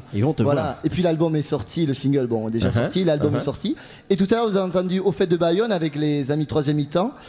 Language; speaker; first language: French; native; French